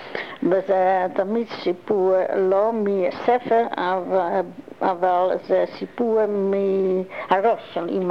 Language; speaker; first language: Hebrew; non-native, learner; Dutch